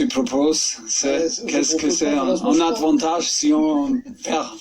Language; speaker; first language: French; non-native, fluent; German